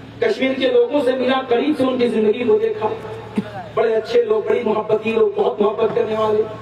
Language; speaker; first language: Urdu; native; Urdu